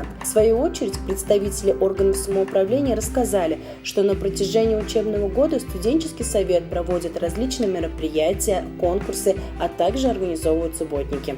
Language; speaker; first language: Russian; native; Russian